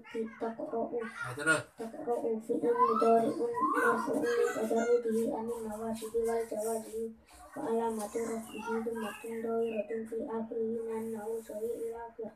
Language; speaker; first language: Arabic; non-native, learner; Javanese